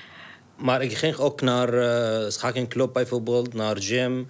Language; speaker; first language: Dutch; non-native, learner; Arabic